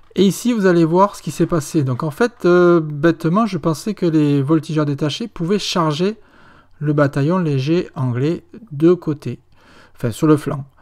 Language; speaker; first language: French; native; French